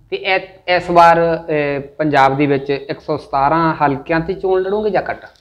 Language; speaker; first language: Punjabi; native; Punjabi